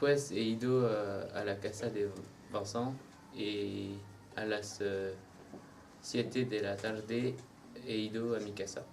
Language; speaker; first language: Spanish; non-native, learner; French